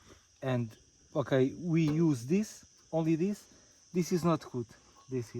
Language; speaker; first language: English; non-native, learner; Portuguese